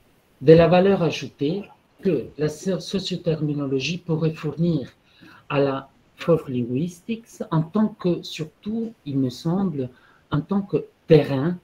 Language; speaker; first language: French; non-native, fluent; Italian